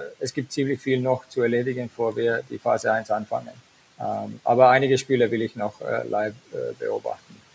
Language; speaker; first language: German; non-native, fluent; Finnish